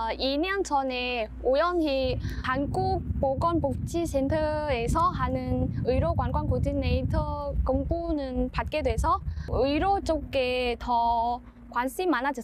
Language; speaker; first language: Korean; non-native, learner; Vietnamese